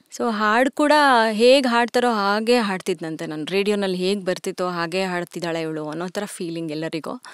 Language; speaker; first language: Kannada; native; Kannada